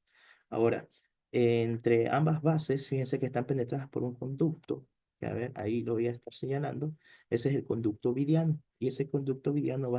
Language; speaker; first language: Spanish; native; Spanish